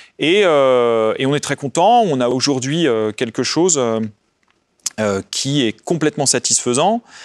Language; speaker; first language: French; native; French